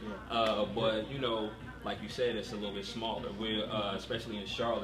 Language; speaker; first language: English; native; English